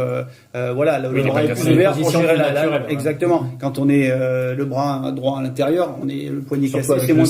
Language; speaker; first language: French; native; French